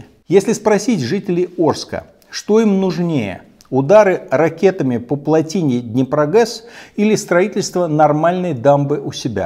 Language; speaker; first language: Russian; native; Russian